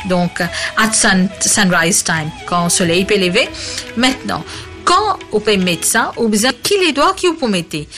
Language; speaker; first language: French; native; French